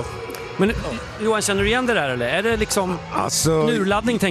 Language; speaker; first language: Swedish; native; Swedish